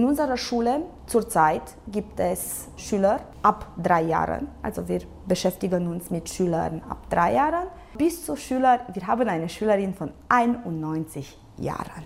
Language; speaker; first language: German; non-native, local second language; Romanian